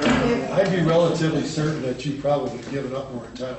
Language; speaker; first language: English; native; English